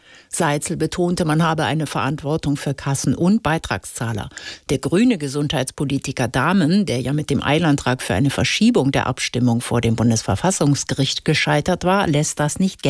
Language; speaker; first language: German; native; German